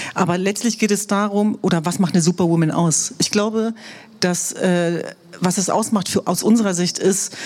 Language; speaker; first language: German; non-native, local second language; Kurdish